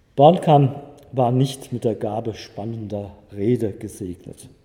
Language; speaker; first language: German; native; German